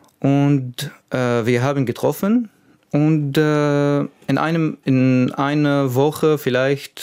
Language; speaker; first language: German; non-native, learner; Arabic